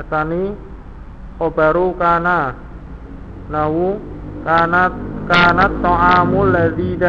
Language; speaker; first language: Arabic; non-native, learner; Indonesian